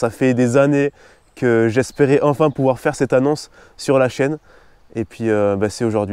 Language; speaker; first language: French; native; French